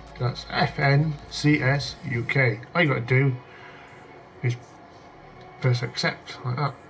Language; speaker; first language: English; native; English